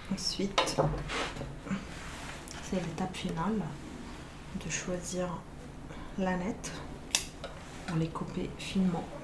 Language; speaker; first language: French; non-native, fluent; Arabic